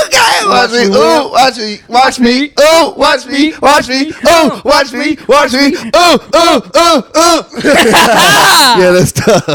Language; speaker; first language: English; native; English